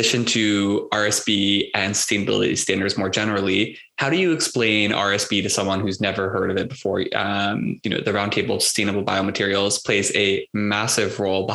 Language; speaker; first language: English; native; English